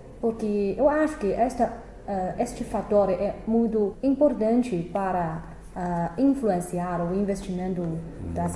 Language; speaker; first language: Portuguese; non-native, fluent; Chinese